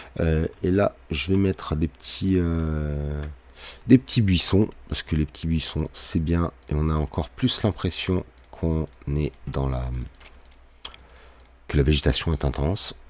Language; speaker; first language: French; native; French